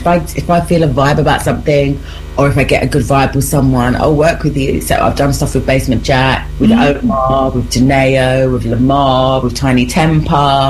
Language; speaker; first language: English; native; English